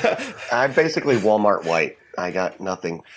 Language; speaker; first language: English; native; English